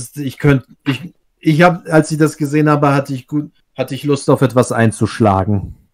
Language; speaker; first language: German; early bilingual, other home language; Russian